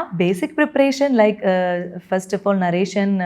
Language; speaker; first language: Telugu; non-native, learner; Malayalam